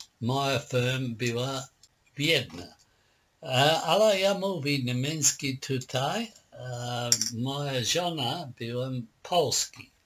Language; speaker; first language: Polish; non-native, learner; English